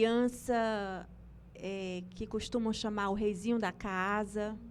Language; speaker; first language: Portuguese; native; Portuguese